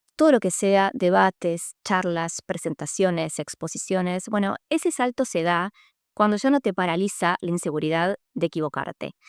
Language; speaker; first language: Spanish; native; Spanish